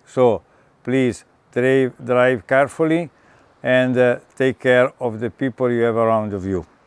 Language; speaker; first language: English; non-native, fluent; Italian